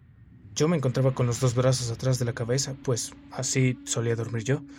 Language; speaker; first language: Spanish; native; Spanish